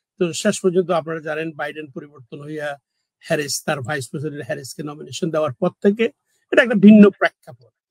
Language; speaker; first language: Bangla; native; Bangla